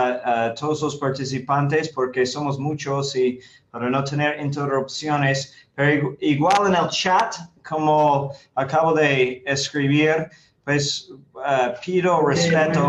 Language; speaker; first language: Spanish; non-native, fluent; English